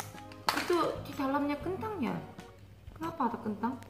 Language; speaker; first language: Indonesian; non-native, fluent; Korean